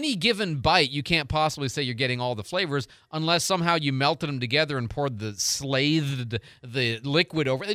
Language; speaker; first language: English; native; English